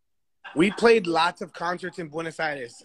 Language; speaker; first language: English; native; English